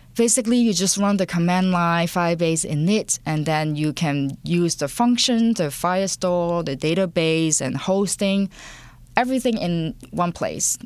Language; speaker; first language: English; non-native, local second language; Cantonese